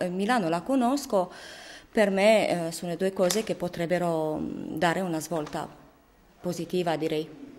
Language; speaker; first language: Italian; non-native, fluent; Romanian